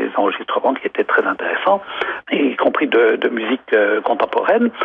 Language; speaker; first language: French; native; French